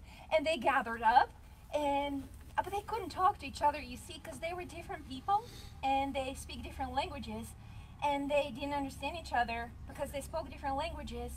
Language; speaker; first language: English; non-native, fluent; Bulgarian